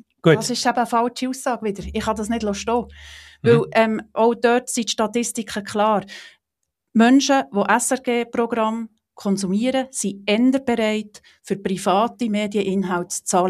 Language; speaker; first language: German; native; German